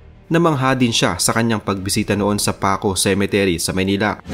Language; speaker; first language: Filipino; native; Filipino